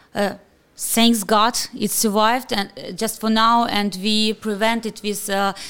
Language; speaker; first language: English; non-native, fluent; Ukrainian